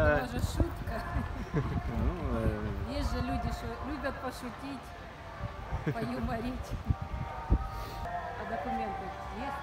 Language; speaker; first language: Russian; native; Russian